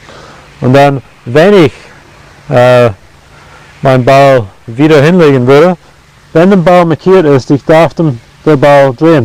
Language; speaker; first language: German; non-native, fluent; English